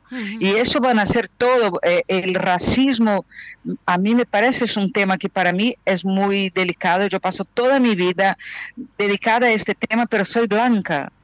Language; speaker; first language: Spanish; non-native, fluent; Portuguese